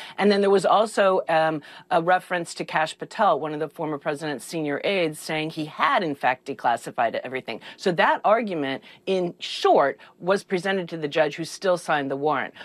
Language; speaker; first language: English; native; English